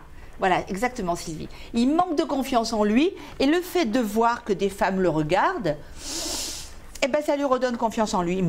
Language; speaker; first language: French; native; French